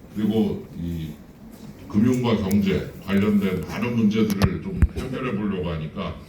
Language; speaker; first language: Korean; native; Korean